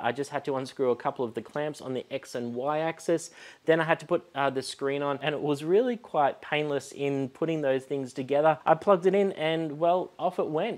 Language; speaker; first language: English; native; English